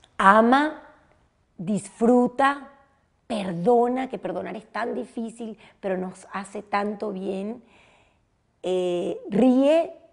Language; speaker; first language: Spanish; native; Spanish